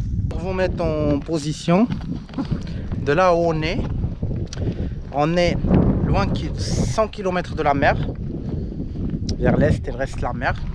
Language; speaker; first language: French; native; French